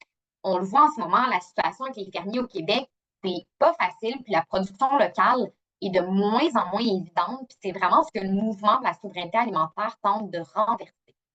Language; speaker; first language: French; native; French